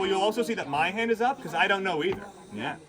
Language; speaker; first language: English; native; English